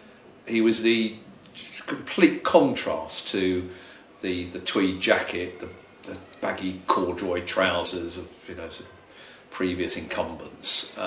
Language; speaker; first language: English; native; English